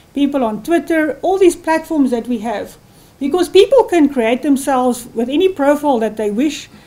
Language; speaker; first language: English; non-native, local second language; Afrikaans